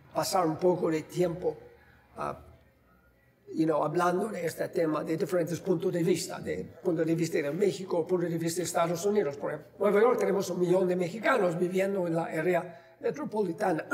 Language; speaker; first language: Spanish; non-native, fluent; English